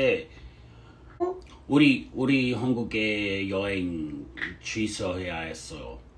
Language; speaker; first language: Korean; non-native, learner; English